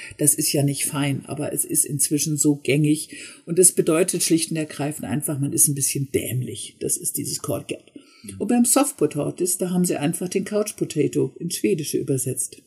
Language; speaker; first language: German; native; German